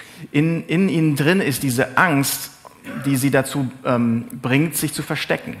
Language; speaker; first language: German; native; German